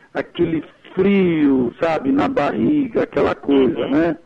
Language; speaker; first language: Portuguese; early bilingual, other home language; Italian